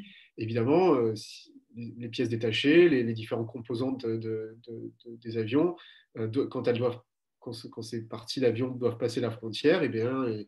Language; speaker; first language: French; native; French